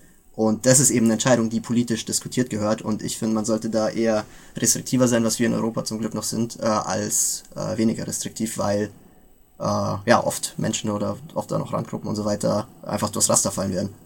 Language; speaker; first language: German; native; German